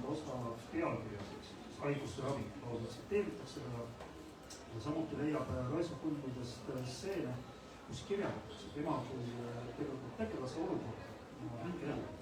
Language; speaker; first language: Estonian; native; Estonian